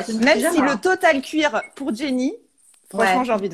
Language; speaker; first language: French; native; French